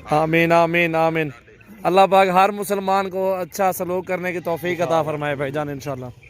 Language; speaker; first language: Urdu; non-native, local second language; Saraiki